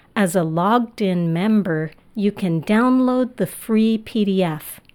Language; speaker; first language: English; native; English